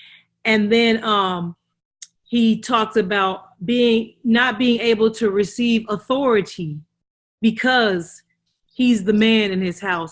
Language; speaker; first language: English; native; English